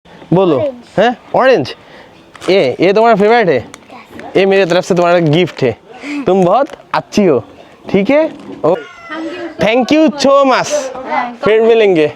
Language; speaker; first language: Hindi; non-native, learner; Bangla